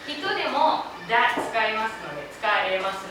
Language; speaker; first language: Japanese; non-native, fluent; English